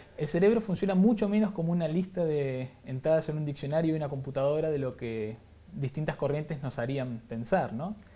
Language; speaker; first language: Spanish; native; Spanish